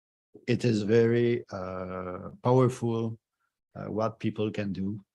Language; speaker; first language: English; non-native, fluent; French